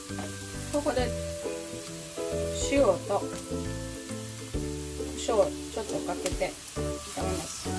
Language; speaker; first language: Japanese; non-native, fluent; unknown